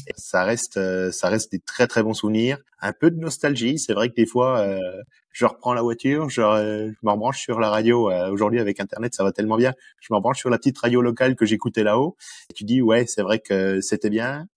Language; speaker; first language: French; native; French